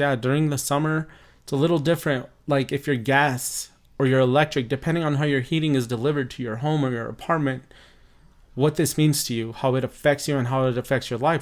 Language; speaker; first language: English; native; English